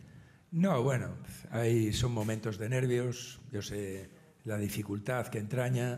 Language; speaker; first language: Spanish; native; Spanish